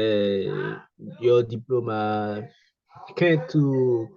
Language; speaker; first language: English; non-native, learner; Haitian Creole